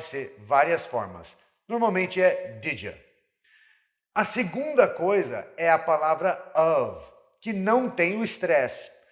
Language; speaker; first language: Portuguese; non-native, fluent; English